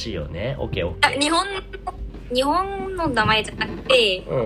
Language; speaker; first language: Japanese; non-native, learner; Arabic